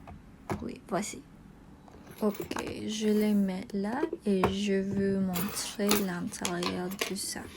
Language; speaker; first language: French; non-native, learner; English